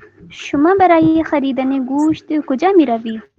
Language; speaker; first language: Persian; non-native, learner; Urdu